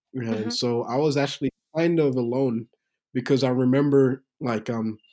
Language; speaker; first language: English; early bilingual, other home language; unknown